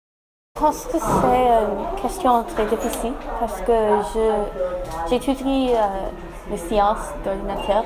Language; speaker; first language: French; non-native, learner; English